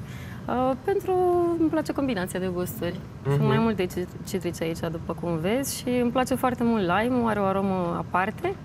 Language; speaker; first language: Romanian; native; Romanian